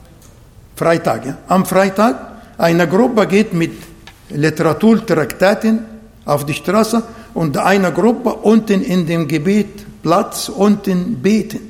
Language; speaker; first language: German; non-native, fluent; Arabic